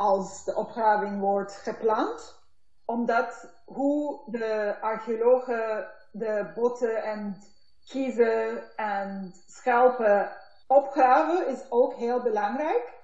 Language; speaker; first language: Dutch; non-native, learner; Turkish